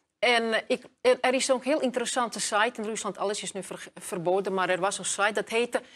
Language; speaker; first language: Dutch; non-native, fluent; Russian